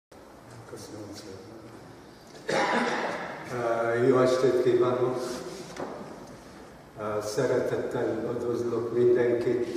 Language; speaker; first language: Hungarian; non-native, fluent; Arabic